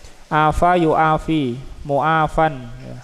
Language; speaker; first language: Arabic; non-native, fluent; Indonesian